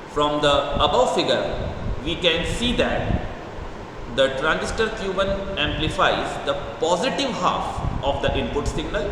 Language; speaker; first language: English; non-native, local second language; Hindi